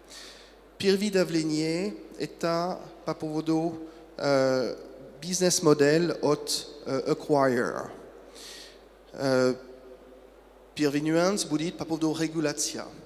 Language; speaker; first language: Russian; non-native, learner; French